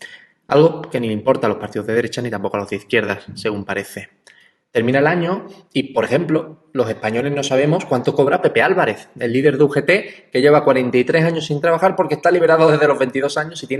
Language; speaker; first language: Spanish; native; Spanish